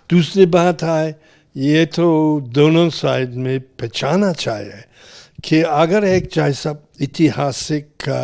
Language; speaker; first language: Hindi; non-native, fluent; English